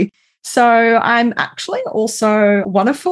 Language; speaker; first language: English; native; English